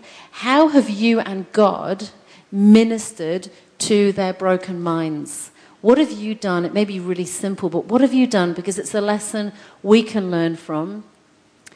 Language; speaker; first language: English; native; English